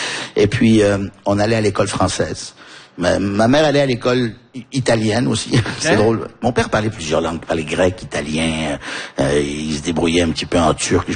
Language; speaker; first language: French; early bilingual, other home language; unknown